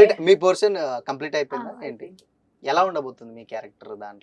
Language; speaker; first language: Telugu; native; Telugu